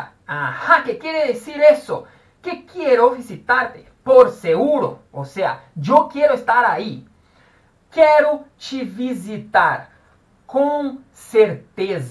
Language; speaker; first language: Spanish; non-native, fluent; Portuguese